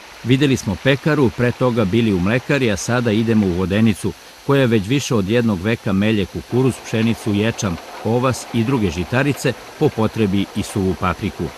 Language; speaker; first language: Serbian; native; Serbian